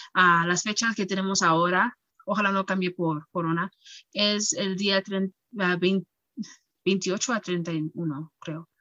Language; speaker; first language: Spanish; early bilingual, heritage; Spanish